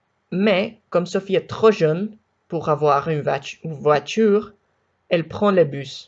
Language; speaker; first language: French; non-native, learner; Spanish